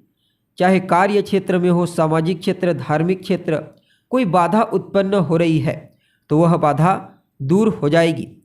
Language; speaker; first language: Hindi; native; Hindi